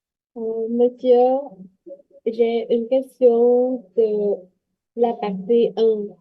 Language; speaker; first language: French; non-native, learner; Vietnamese